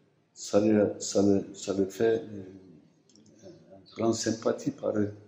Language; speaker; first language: French; non-native, fluent; Turkish